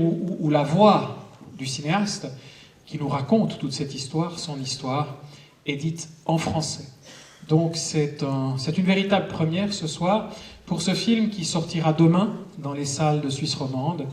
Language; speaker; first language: French; native; French